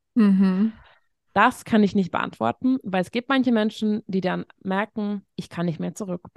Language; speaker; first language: German; non-native, fluent; Hungarian